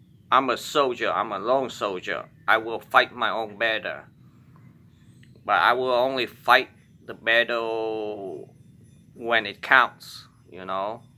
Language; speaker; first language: English; non-native, fluent; Vietnamese